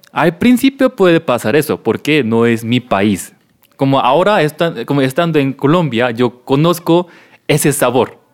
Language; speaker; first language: Spanish; non-native, learner; Korean